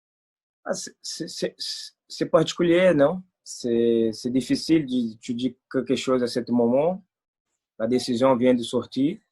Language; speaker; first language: French; non-native, fluent; Portuguese